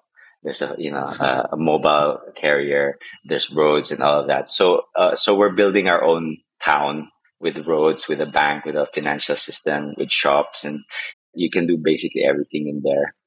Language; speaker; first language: English; non-native, local second language; Filipino